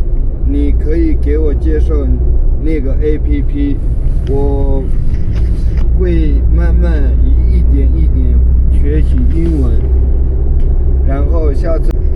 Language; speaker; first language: Chinese; non-native, local second language; Tibetan